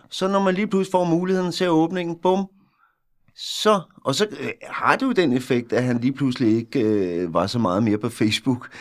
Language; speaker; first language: Danish; native; Danish